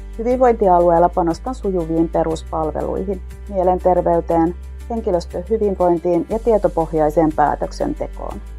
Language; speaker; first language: Finnish; early bilingual, other home language; Swedish